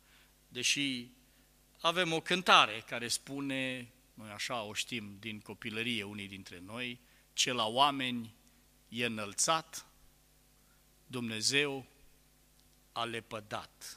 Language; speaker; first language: Romanian; native; Romanian